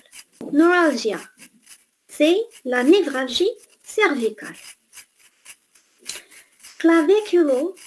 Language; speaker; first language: French; non-native, fluent; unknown